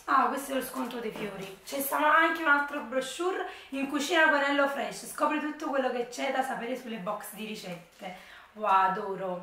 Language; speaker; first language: Italian; native; Italian